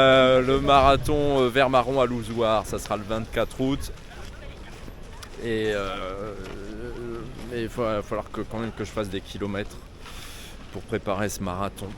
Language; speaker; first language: French; native; French